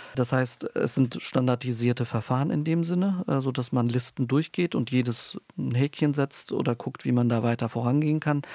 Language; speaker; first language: German; early bilingual, other home language; Turkish